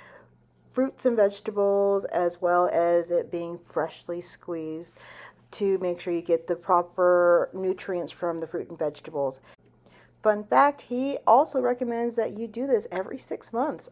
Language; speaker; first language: English; native; English